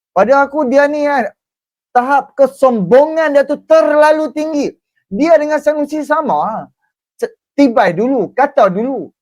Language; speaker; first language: Malay; native; Malay